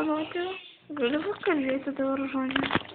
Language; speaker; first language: Lithuanian; native; Lithuanian